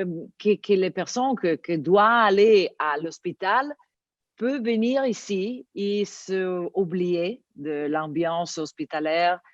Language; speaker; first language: French; non-native, fluent; Italian